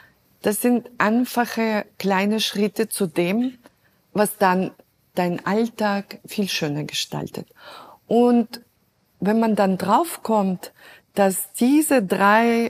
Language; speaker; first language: German; non-native, fluent; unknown